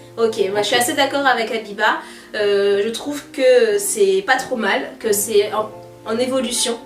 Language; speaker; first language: French; native; French